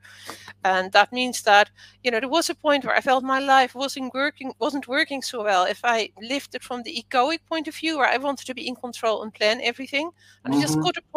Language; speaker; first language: English; non-native, fluent; Dutch